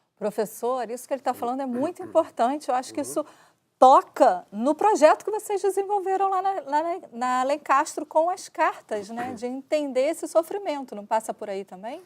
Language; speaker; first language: Portuguese; native; Portuguese